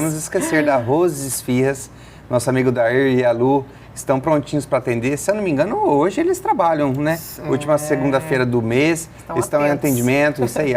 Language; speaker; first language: Portuguese; native; Portuguese